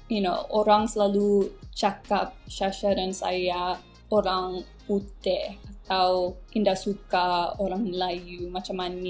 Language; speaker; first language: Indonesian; non-native, local second language; English